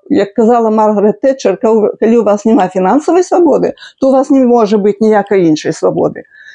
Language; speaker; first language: Belarusian; native; Belarusian